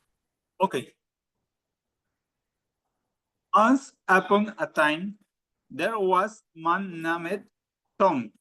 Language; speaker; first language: English; non-native, learner; Spanish